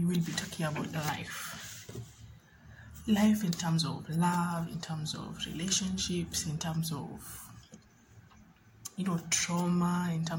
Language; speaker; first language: English; non-native, local second language; Swahili